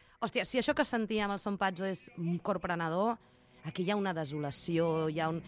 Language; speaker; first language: Catalan; early bilingual, other home language; Spanish